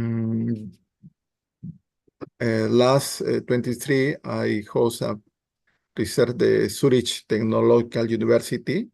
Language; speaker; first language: English; non-native, learner; Spanish